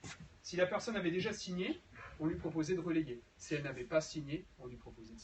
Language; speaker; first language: French; native; French